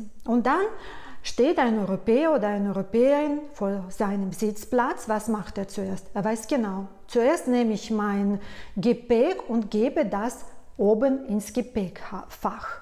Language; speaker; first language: German; non-native, fluent; Russian